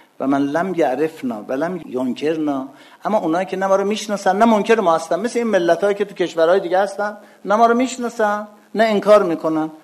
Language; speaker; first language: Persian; non-native, local second language; Azerbaijani